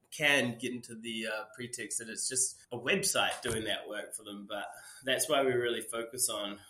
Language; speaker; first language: English; native; English